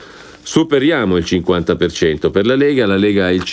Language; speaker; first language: Italian; native; Italian